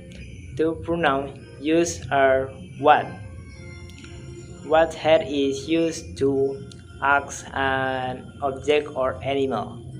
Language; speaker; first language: English; non-native, learner; Indonesian